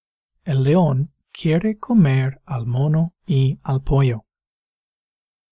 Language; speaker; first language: Spanish; non-native, fluent; English